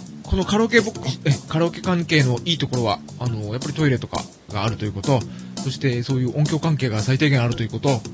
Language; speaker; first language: Japanese; native; Japanese